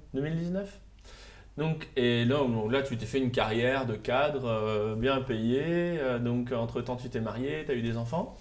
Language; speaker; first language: French; native; French